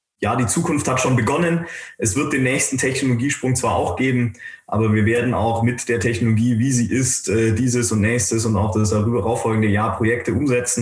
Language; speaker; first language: German; native; German